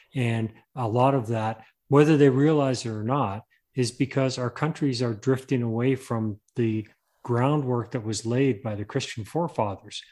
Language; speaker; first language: English; native; English